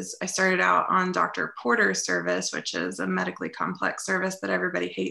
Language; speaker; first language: English; native; English